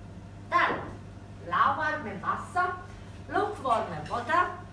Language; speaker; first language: German; non-native, fluent; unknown